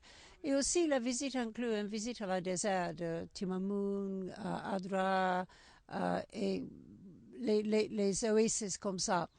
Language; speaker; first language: French; non-native, learner; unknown